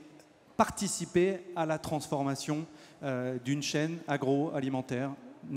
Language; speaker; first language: French; native; French